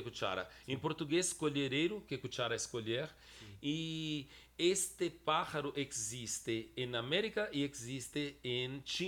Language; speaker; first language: Spanish; non-native, fluent; Portuguese